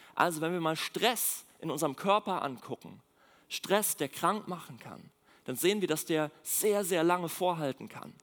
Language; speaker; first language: German; native; German